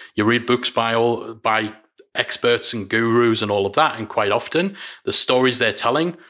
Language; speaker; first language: English; native; English